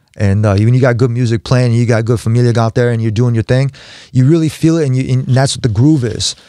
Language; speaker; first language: English; native; English